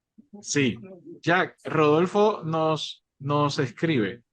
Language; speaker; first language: Spanish; native; Spanish